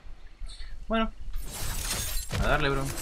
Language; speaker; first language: Spanish; native; Spanish